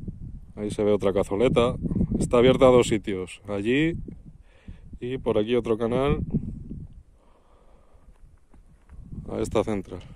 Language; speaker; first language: Spanish; native; Spanish